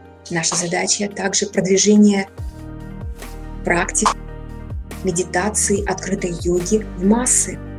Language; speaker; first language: Russian; native; Russian